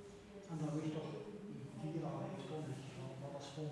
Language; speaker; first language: Dutch; native; Dutch